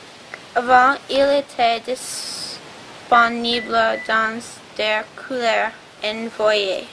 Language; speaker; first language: French; non-native, learner; English